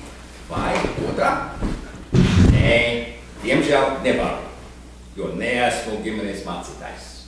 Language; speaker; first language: Latvian; early bilingual, heritage; Latvian